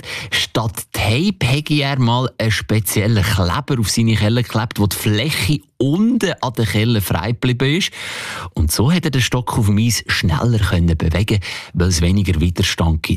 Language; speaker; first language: German; native; German